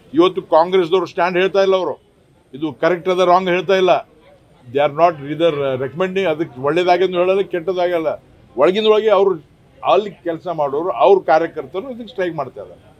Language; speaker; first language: Kannada; non-native, local second language; Lambadi